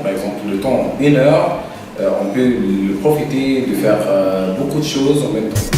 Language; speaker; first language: French; non-native, fluent; Arabic